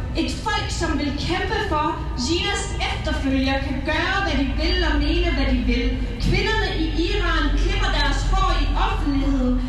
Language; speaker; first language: Danish; early bilingual, other home language; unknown